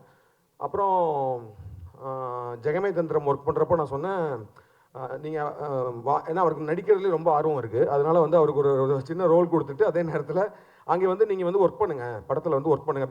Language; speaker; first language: Tamil; native; Tamil